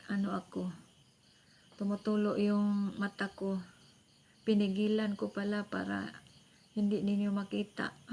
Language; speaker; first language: Filipino; non-native, local second language; Cebuano